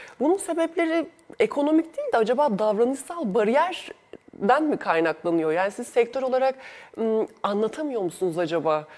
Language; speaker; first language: Turkish; native; Turkish